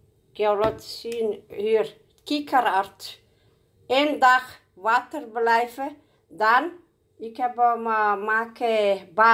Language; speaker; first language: Dutch; non-native, learner; Somali